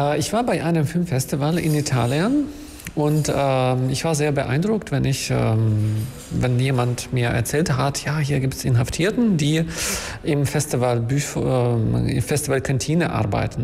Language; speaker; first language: German; non-native, fluent; Ukrainian